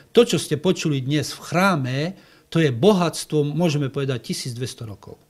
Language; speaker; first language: Slovak; non-native, local second language; Rusyn